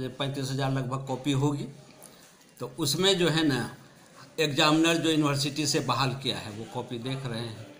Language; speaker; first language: Hindi; native; Hindi